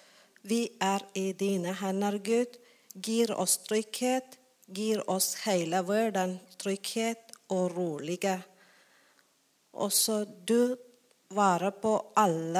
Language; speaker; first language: Norwegian; non-native, learner; Tamil